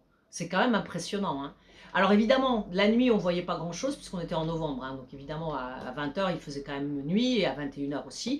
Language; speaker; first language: French; early bilingual, other home language; Polish